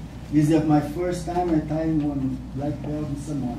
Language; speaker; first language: English; non-native, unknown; Portuguese